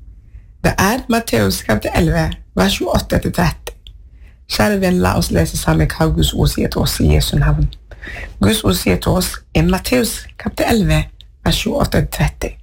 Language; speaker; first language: Norwegian; non-native, fluent; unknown